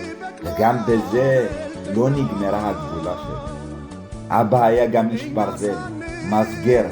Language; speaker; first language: Hebrew; early bilingual, other home language; Amharic